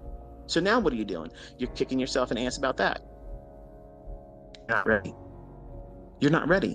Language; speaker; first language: English; native; English